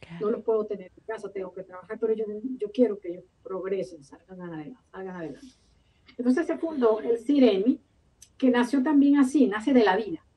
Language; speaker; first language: Spanish; native; Spanish